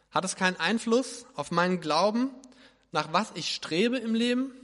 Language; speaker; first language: German; native; German